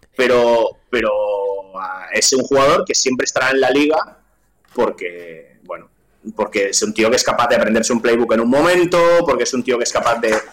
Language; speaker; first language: Spanish; non-native, local second language; Catalan